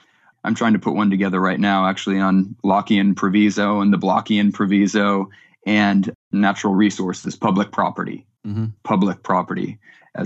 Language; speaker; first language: English; native; English